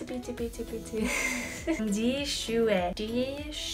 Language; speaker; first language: German; non-native, learner; English